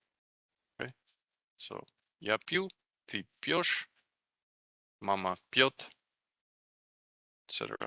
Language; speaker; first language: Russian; non-native, fluent; English